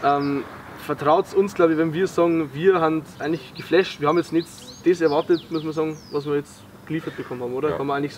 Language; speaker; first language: German; native; German